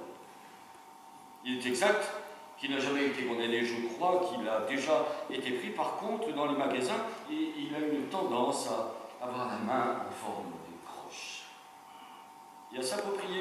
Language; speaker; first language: French; native; French